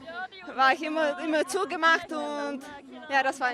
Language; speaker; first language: German; non-native, fluent; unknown